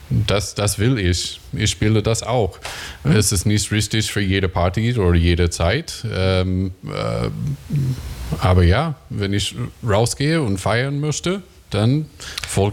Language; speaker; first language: German; non-native, learner; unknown